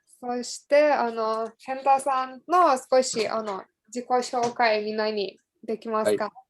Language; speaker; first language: Japanese; non-native, fluent; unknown